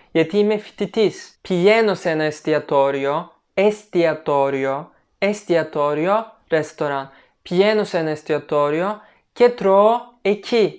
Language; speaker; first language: Greek; non-native, learner; Turkish